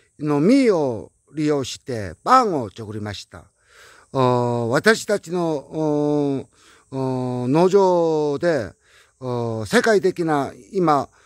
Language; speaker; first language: Japanese; non-native, learner; Korean